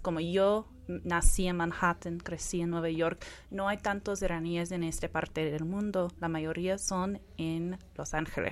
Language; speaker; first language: Spanish; non-native, fluent; English